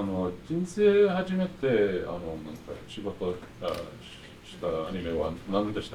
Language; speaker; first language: Japanese; non-native, fluent; English